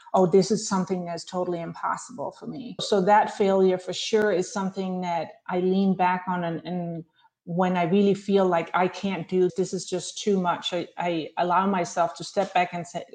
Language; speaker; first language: English; non-native, fluent; Danish